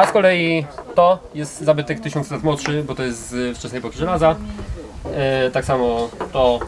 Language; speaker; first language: Polish; native; Polish